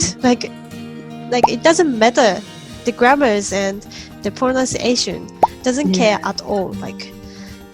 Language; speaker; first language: English; non-native, fluent; Japanese